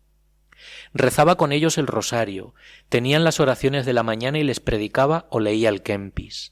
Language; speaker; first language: Spanish; native; Spanish